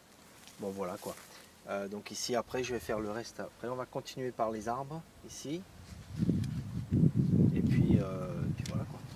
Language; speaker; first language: French; native; French